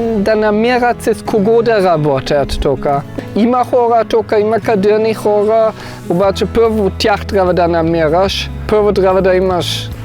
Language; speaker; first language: Bulgarian; non-native, fluent; German